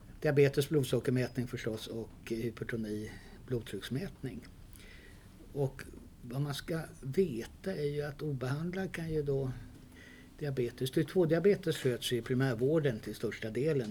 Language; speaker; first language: Swedish; native; Swedish